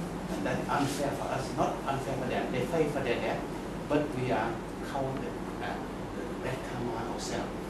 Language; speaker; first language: English; non-native, learner; Vietnamese